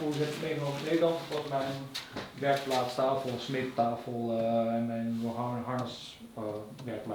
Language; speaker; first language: Dutch; native; Dutch